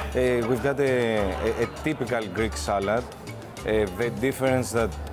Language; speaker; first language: English; non-native, fluent; Greek